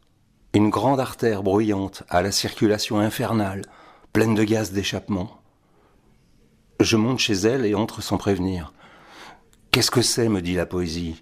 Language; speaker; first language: French; native; French